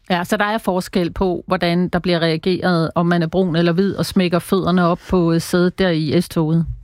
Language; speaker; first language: Danish; native; Danish